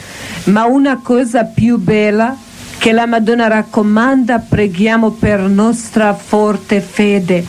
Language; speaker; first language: Italian; non-native, learner; Croatian